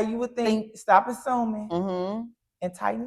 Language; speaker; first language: English; native; English